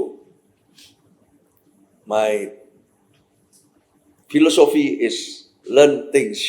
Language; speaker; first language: English; non-native, fluent; Indonesian